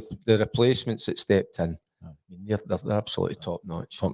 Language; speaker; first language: English; native; English